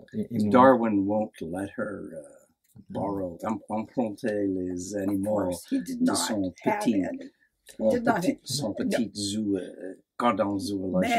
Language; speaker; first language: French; non-native, learner; English